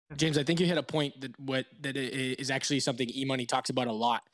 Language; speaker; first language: English; native; English